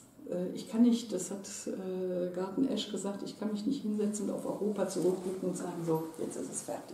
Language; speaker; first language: German; native; German